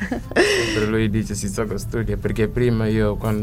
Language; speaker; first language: Italian; non-native, learner; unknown